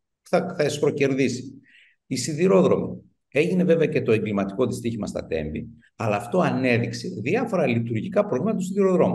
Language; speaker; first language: Greek; native; Greek